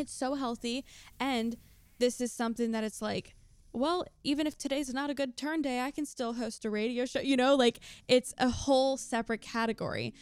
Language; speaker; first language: English; native; English